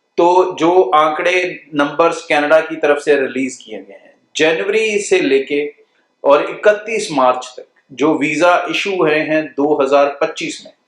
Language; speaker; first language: Hindi; non-native, local second language; Punjabi